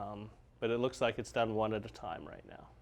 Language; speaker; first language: English; native; English